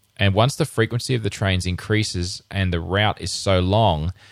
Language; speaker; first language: English; native; English